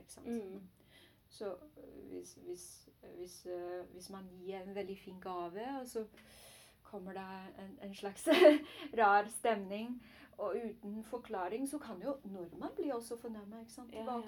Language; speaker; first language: Norwegian; non-native, learner; Chinese